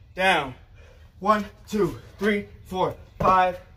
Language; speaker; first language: English; native; English